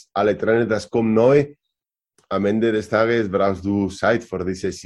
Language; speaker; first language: German; non-native, learner; Spanish